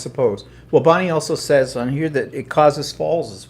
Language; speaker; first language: English; native; English